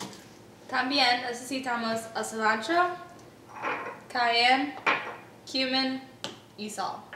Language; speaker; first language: Spanish; non-native, learner; English